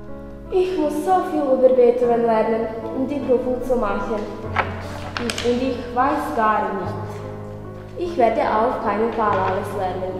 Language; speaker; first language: German; non-native, learner; Serbian